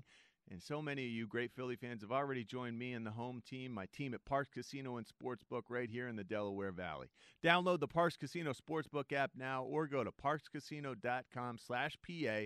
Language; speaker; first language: English; native; English